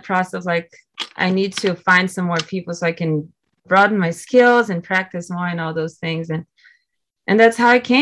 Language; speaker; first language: English; non-native, fluent; Portuguese